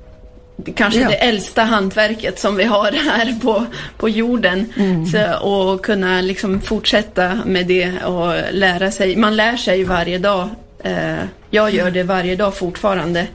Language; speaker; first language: Swedish; early bilingual, heritage; Swedish